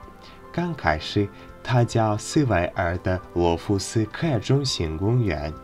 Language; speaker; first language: Chinese; non-native, learner; Russian